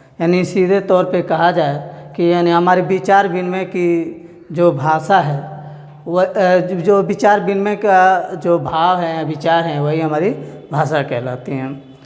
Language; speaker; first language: Hindi; native; Hindi